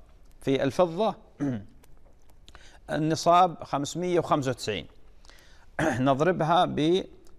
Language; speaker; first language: Arabic; native; Arabic